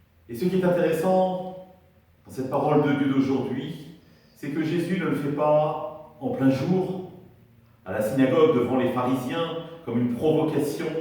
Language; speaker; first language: French; native; French